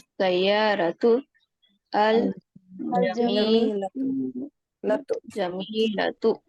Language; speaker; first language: Arabic; non-native, fluent; Urdu